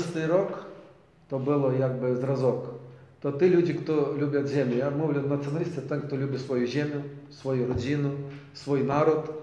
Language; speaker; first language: Polish; non-native, learner; Ukrainian